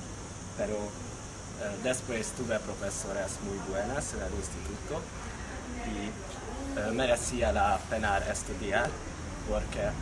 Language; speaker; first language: Spanish; non-native, learner; Hungarian